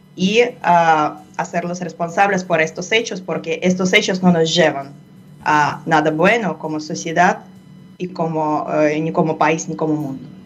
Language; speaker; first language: Spanish; non-native, fluent; Russian